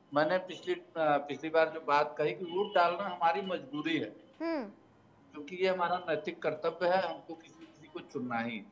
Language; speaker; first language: Hindi; native; Hindi